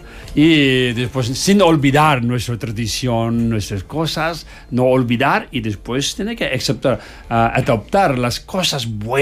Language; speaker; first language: Spanish; non-native, learner; Tibetan